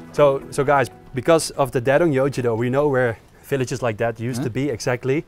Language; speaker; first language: English; non-native, fluent; Dutch